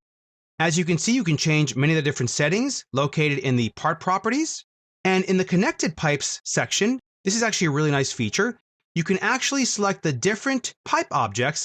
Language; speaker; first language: English; native; English